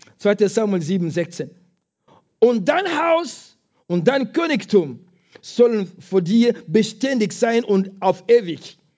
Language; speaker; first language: German; non-native, fluent; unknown